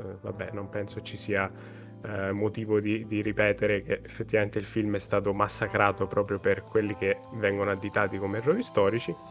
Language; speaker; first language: Italian; native; Italian